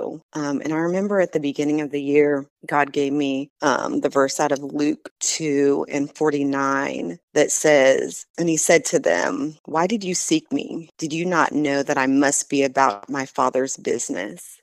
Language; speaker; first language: English; native; English